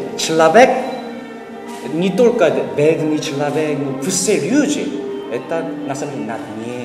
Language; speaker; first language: Russian; non-native, learner; Korean